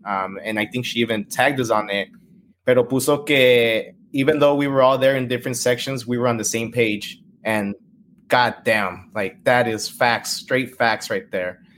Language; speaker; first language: English; early bilingual, other home language; Spanish